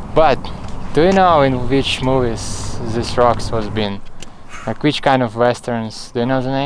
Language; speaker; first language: English; non-native, learner; Russian